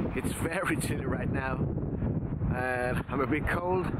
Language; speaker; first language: English; non-native, fluent; Greek